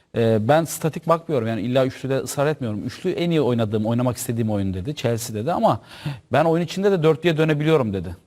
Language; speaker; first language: Turkish; native; Turkish